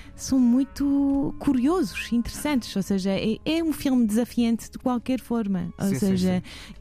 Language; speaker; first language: Portuguese; non-native, fluent; French